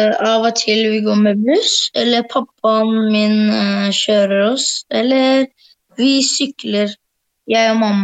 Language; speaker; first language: Norwegian; early bilingual, other home language; Arabic